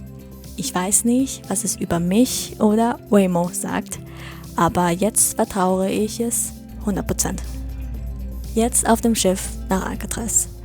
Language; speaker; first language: German; non-native, fluent; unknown